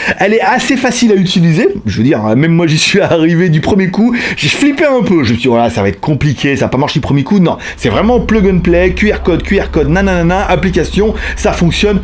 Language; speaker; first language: French; native; French